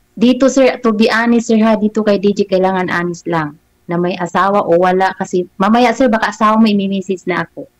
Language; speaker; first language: Filipino; non-native, local second language; Cebuano